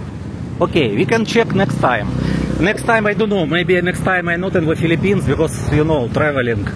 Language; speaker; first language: English; non-native, learner; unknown